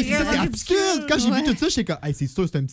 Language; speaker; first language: French; native; French